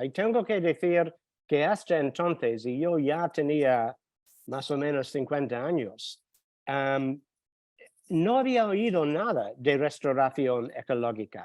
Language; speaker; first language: Spanish; non-native, fluent; English